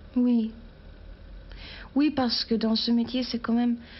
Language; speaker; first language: French; non-native, fluent; German